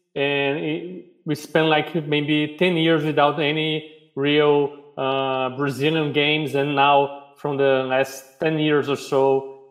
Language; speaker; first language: English; non-native, fluent; Portuguese